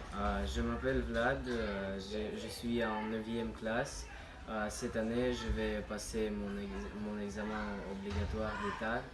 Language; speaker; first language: French; non-native, fluent; Russian